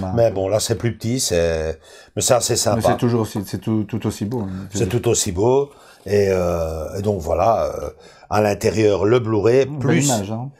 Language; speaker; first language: French; native; French